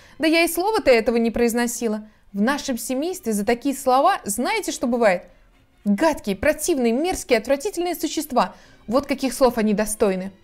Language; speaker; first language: Russian; native; Russian